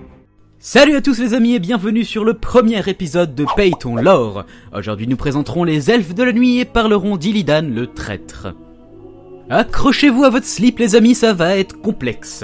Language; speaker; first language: French; native; French